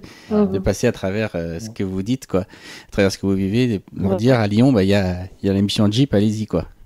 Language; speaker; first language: French; native; French